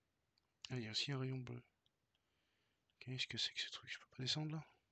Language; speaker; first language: French; native; French